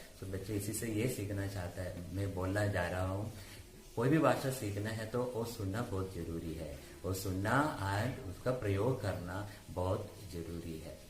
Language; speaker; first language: Hindi; non-native, local second language; Malayalam